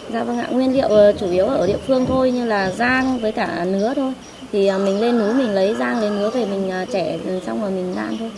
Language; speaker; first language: Vietnamese; non-native, local second language; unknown